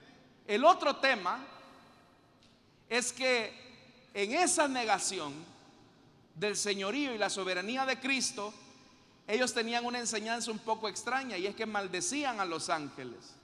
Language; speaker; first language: Spanish; native; Spanish